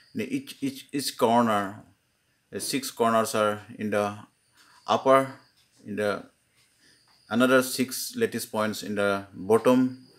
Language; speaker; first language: English; non-native, local second language; Assamese